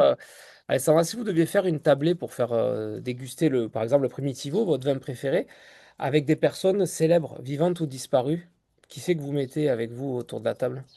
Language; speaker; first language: French; native; French